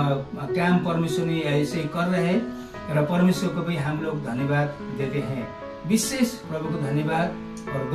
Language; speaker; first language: Hindi; non-native, local second language; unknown